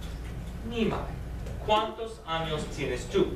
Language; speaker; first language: Spanish; non-native, fluent; English